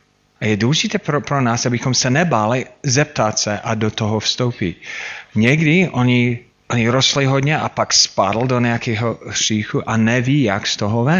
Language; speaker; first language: Czech; non-native, fluent; English